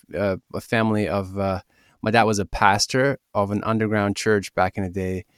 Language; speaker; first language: English; early bilingual, other home language; Russian